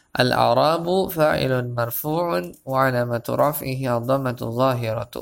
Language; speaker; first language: Arabic; non-native, fluent; Indonesian